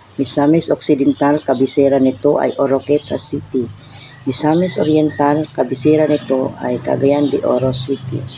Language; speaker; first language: Filipino; non-native, local second language; Cebuano